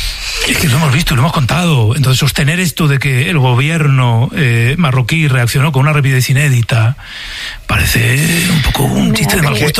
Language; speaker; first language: Spanish; native; Spanish